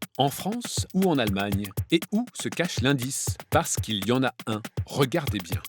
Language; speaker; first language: French; native; French